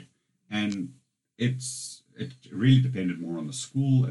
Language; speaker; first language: English; native; English